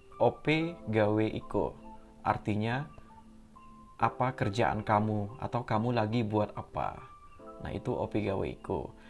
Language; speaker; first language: Indonesian; non-native, local second language; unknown